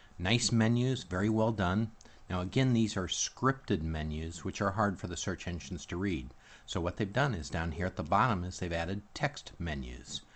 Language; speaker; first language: English; native; English